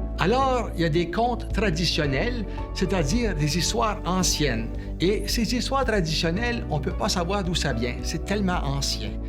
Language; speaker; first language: French; native; French